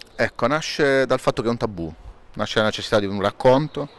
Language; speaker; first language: Italian; native; Italian